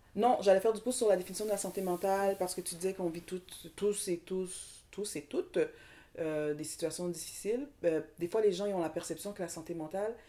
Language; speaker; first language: French; native; French